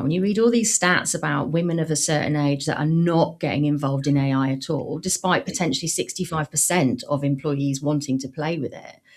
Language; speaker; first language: English; native; English